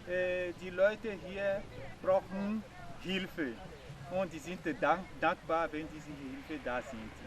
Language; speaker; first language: German; non-native, fluent; Ewe